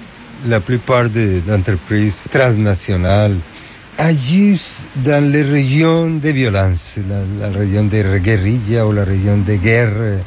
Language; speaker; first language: French; non-native, fluent; Spanish